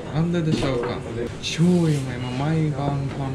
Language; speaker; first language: Japanese; non-native, fluent; Latvian